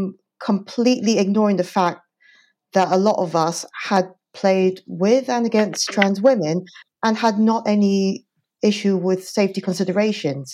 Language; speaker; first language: English; non-native, local second language; Cantonese